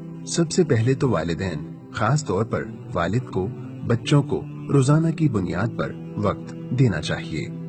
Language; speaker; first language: Urdu; native; Urdu